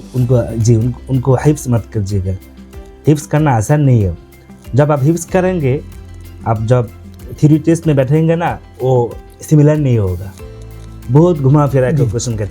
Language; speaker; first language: Hindi; non-native, fluent; Bangla